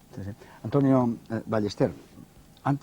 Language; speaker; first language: Spanish; native; Spanish